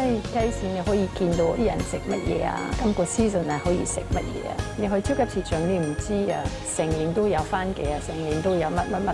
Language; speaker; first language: Cantonese; non-native, fluent; French